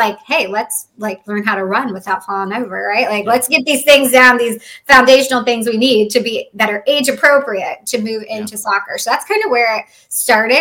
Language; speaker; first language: English; native; English